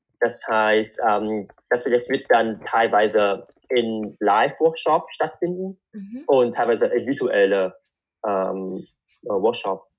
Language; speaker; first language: German; non-native, fluent; Vietnamese